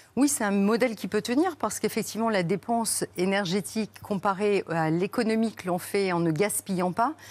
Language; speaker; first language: French; native; French